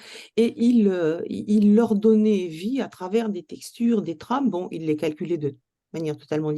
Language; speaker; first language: French; native; French